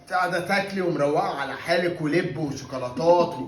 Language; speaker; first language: Arabic; native; Arabic